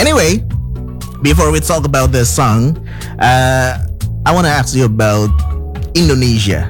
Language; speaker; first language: English; non-native, fluent; Indonesian